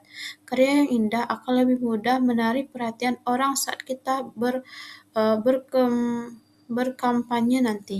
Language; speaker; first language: Indonesian; native; Indonesian